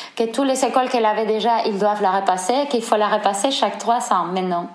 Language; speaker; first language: French; non-native, fluent; Spanish